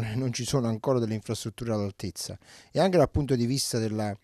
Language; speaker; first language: Italian; native; Italian